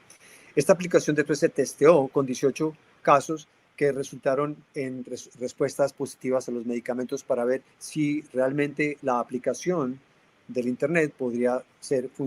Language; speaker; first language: Spanish; native; Spanish